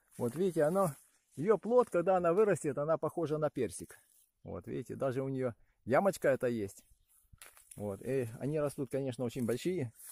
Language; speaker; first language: Russian; non-native, local second language; Ukrainian